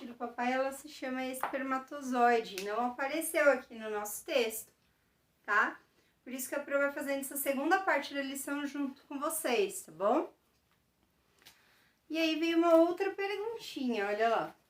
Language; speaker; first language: Portuguese; native; Portuguese